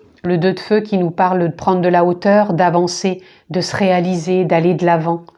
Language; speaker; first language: French; native; French